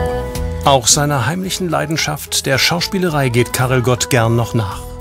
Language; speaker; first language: German; native; German